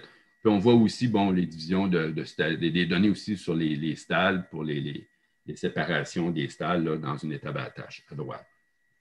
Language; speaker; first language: French; native; French